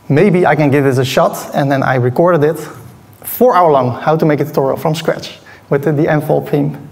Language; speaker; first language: English; non-native, fluent; Dutch